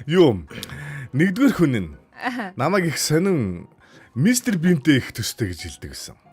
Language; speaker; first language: Mongolian; native; Mongolian